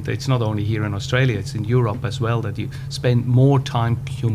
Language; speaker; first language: English; non-native, fluent; German